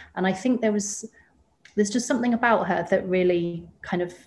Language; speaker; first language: English; native; English